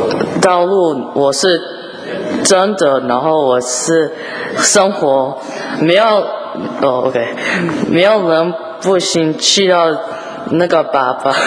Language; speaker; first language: Chinese; early bilingual, heritage; English